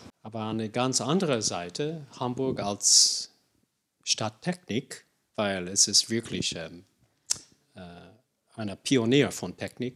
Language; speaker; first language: German; non-native, fluent; English